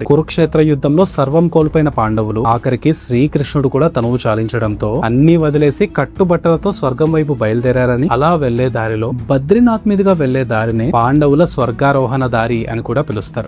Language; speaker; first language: Telugu; native; Telugu